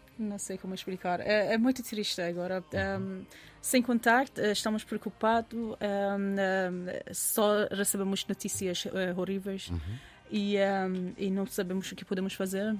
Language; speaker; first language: Portuguese; non-native, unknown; Persian